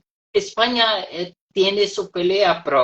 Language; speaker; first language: Spanish; non-native, fluent; Portuguese